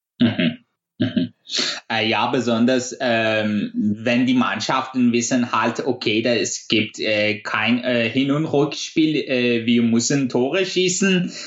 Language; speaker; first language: German; non-native, fluent; Persian